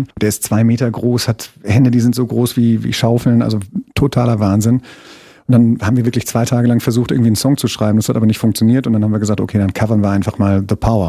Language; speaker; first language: German; native; German